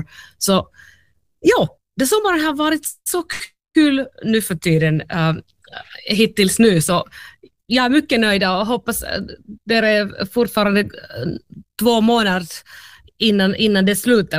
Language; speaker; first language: Swedish; non-native, learner; Finnish